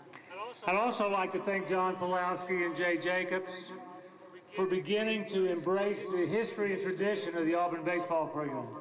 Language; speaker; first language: English; native; English